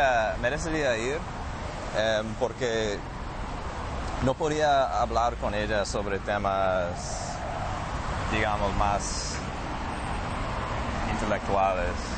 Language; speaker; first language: Spanish; non-native, fluent; English